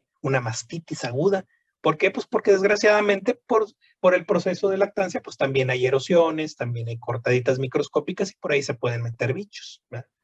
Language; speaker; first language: Spanish; native; Spanish